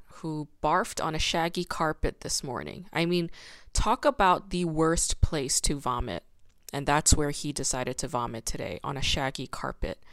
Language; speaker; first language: English; non-native, fluent; Korean